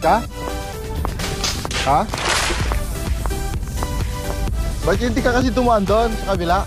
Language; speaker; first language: Filipino; native; Filipino